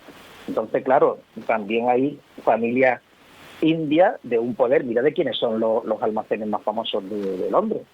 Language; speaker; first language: Spanish; native; Spanish